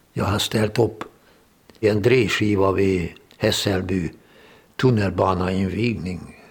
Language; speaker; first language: Swedish; non-native, fluent; Hungarian